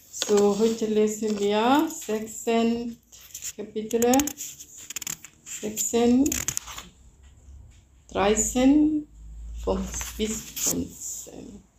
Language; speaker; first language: German; non-native, fluent; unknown